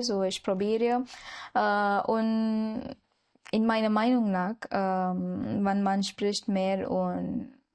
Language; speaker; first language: German; non-native, learner; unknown